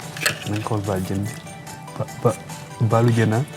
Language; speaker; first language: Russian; non-native, learner; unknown